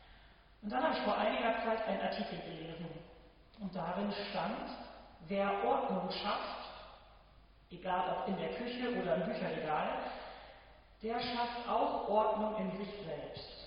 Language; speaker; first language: German; native; German